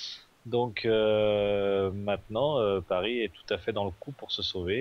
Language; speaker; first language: French; native; French